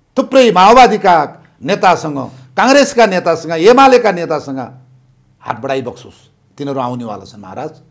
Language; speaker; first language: Nepali; native; Nepali